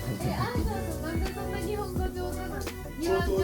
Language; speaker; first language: Japanese; native; Japanese